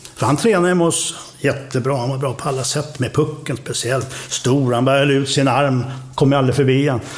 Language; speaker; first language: Swedish; native; Swedish